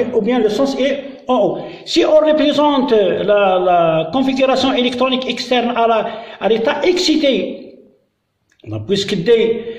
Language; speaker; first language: French; non-native, local second language; Arabic